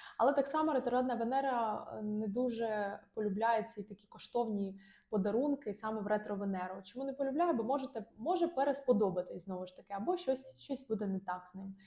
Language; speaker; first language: Ukrainian; non-native, local second language; Russian